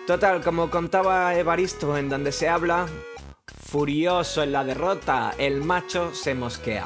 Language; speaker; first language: Spanish; native; Spanish